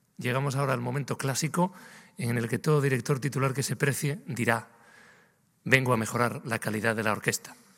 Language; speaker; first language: Spanish; native; Spanish